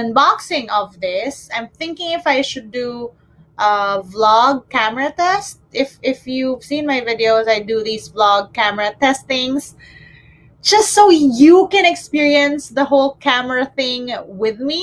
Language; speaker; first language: English; non-native, local second language; Filipino